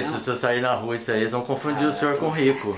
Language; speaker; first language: Portuguese; native; Portuguese